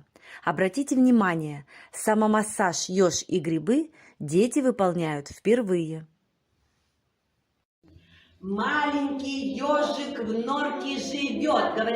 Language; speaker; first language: Russian; native; Russian